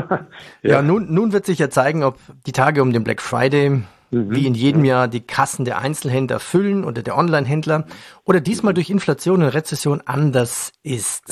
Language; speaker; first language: German; native; German